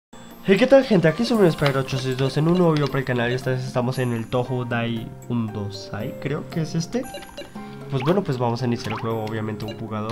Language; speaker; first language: Spanish; native; Spanish